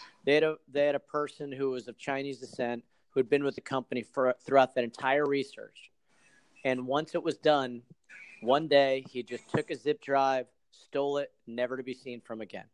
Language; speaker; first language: English; native; English